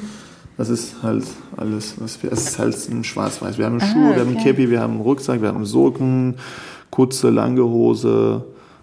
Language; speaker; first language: German; non-native, fluent; Persian